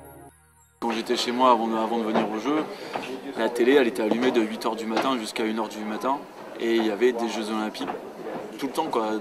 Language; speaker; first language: French; native; French